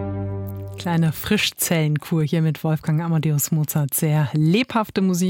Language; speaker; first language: German; native; German